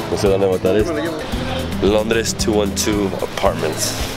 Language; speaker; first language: Spanish; early bilingual, heritage; Spanish